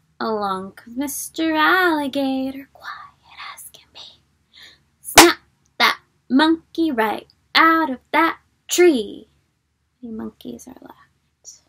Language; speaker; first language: English; native; English